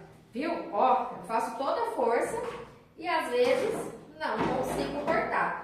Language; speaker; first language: Portuguese; native; Portuguese